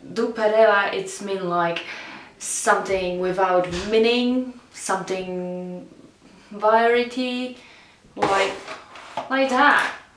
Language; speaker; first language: English; non-native, learner; Polish